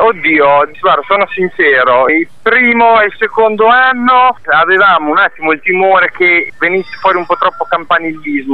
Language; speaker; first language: Italian; native; Italian